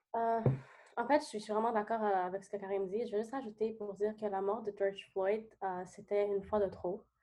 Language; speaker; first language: French; early bilingual, other home language; Arabic